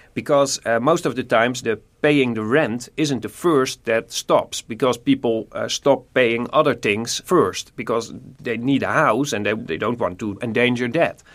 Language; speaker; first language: English; non-native, fluent; Dutch